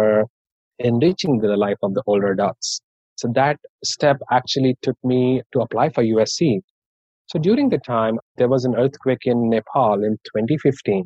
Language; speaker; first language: English; non-native, local second language; Telugu